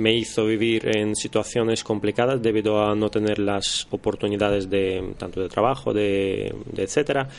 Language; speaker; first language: Spanish; non-native, fluent; Russian